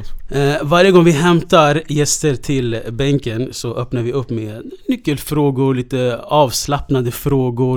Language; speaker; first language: Swedish; native; Swedish